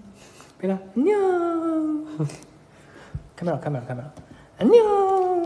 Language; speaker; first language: Korean; non-native, fluent; Chinese